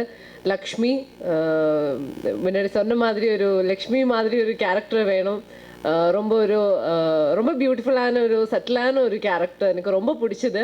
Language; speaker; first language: Tamil; non-native, fluent; Malayalam